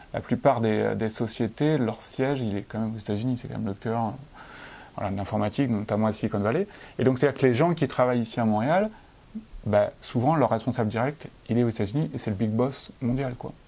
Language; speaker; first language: French; native; French